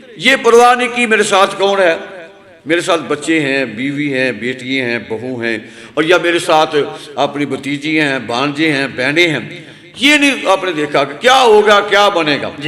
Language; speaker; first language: Urdu; non-native, local second language; Punjabi